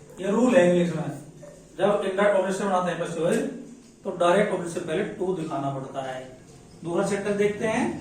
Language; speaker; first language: Hindi; native; Hindi